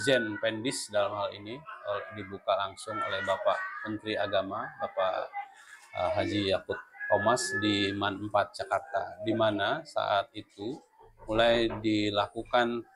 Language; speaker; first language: Indonesian; native; Indonesian